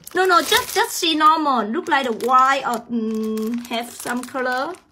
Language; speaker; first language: English; non-native, learner; Vietnamese